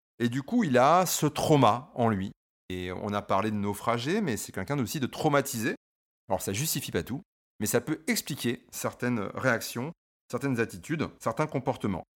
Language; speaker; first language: French; native; French